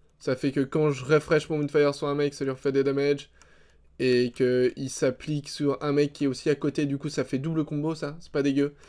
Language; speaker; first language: French; native; French